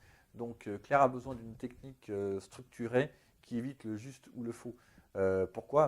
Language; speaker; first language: French; native; French